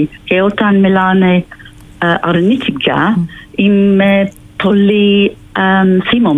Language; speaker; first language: Greek; non-native, fluent; English